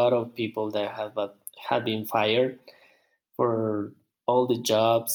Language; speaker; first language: English; non-native, learner; Spanish